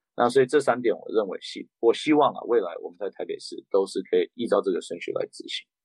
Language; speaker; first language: Chinese; early bilingual, heritage; Chinese